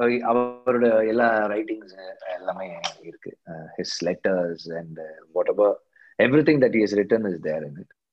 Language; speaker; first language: English; non-native, local second language; Tamil